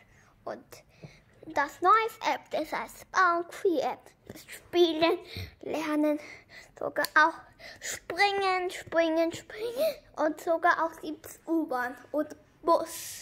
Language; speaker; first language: German; early bilingual, other home language; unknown